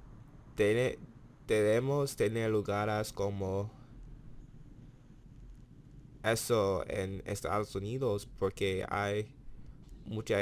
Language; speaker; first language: Spanish; non-native, learner; English